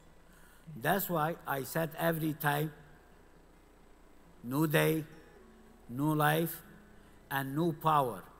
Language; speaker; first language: English; non-native, learner; Kurdish